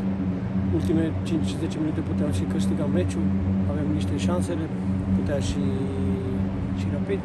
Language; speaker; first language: Romanian; non-native, learner; Macedonian